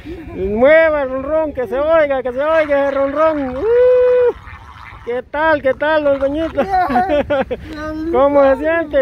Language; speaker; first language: Spanish; native; Spanish